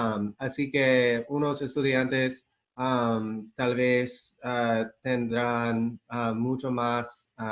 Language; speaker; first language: Spanish; non-native, fluent; English